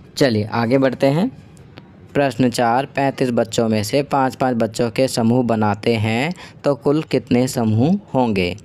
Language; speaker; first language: Hindi; native; Hindi